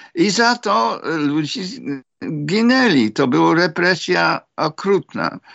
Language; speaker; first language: Polish; non-native, fluent; English